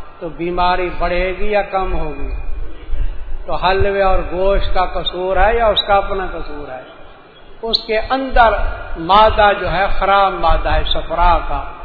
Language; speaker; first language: Urdu; non-native, local second language; Saraiki